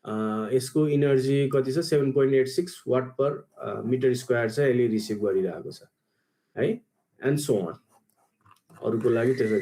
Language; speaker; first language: Nepali; native; Nepali